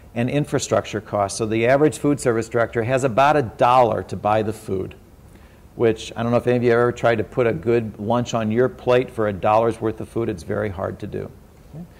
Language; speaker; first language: English; native; English